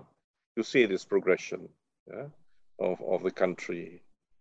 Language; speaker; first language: English; non-native, local second language; Malay